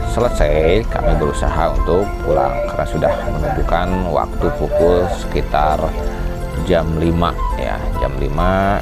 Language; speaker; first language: Indonesian; non-native, local second language; Sundanese